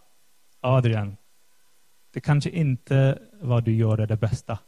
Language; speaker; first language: Swedish; non-native, fluent; English